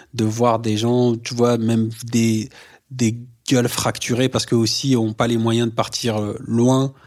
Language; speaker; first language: French; native; French